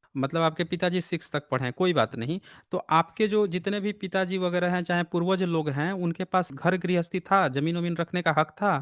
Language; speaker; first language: Hindi; native; Hindi